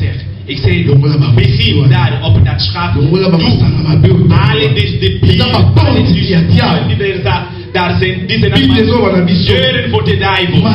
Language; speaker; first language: Dutch; non-native, fluent; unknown